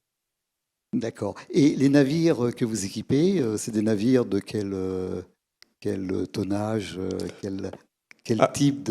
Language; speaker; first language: French; native; French